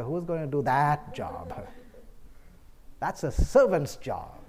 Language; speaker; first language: English; non-native, local second language; Bangla